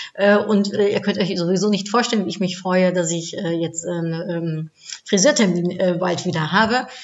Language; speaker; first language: German; non-native, fluent; Dutch